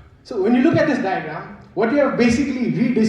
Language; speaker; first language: English; non-native, local second language; Nepali